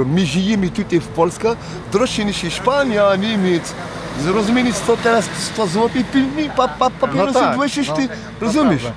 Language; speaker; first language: Polish; non-native, learner; Arabic